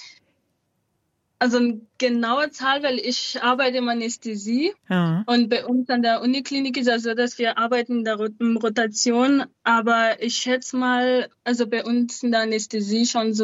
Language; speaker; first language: German; non-native, fluent; Malagasy